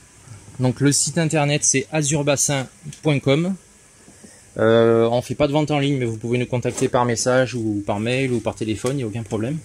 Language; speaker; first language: French; native; French